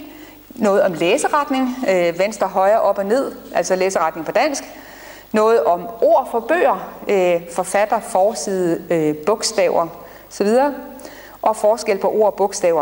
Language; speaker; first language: Danish; native; Danish